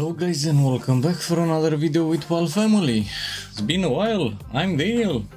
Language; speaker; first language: English; non-native, fluent; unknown